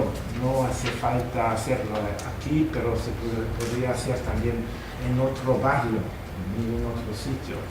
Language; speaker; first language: Spanish; non-native, fluent; German